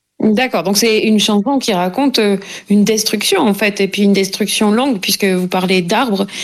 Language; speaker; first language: French; native; French